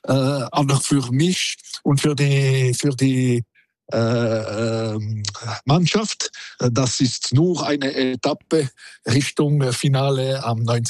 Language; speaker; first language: German; non-native, learner; French